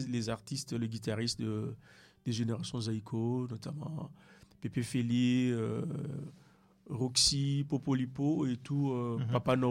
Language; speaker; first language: French; non-native, local second language; Lingala